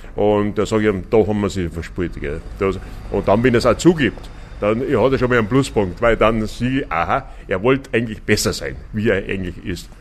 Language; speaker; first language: German; native; German